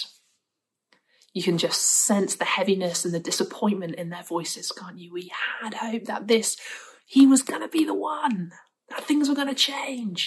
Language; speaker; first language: English; native; English